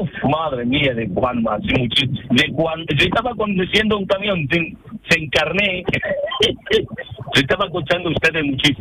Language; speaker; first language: Spanish; non-native, fluent; Arabic